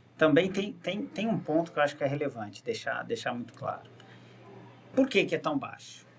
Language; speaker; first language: Portuguese; native; Portuguese